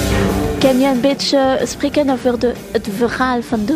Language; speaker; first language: Dutch; non-native, local second language; French